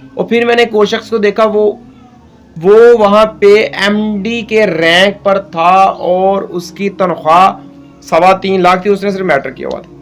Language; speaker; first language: Urdu; non-native, local second language; Punjabi